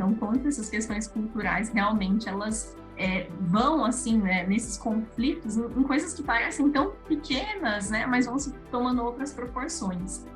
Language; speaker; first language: Portuguese; native; Portuguese